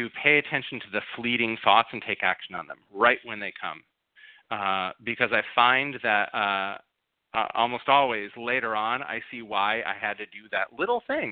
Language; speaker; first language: English; native; English